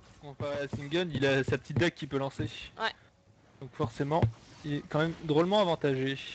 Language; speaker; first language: French; native; French